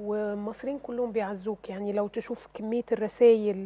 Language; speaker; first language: Arabic; native; Arabic